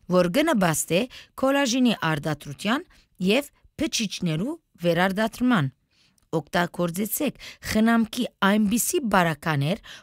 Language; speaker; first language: Armenian; early bilingual, heritage; Armenian